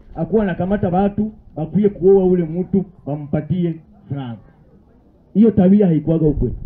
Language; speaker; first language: Swahili; native; Swahili